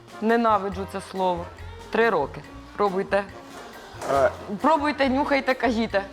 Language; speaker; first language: Ukrainian; native; Ukrainian